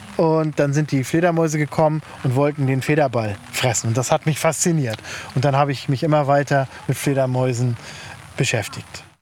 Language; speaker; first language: German; native; German